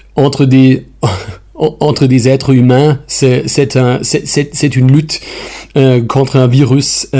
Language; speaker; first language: French; non-native, fluent; German